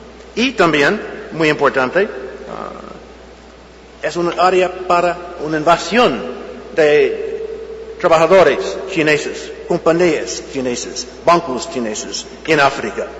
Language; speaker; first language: Spanish; non-native, fluent; English